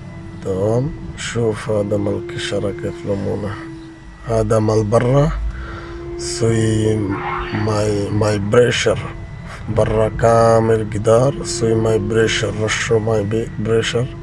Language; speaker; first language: Arabic; non-native, learner; Bangla